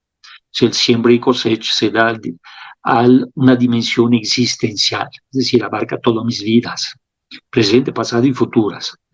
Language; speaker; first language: Spanish; non-native, fluent; French